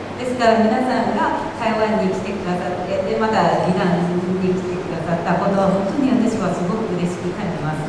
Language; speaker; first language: Japanese; non-native, fluent; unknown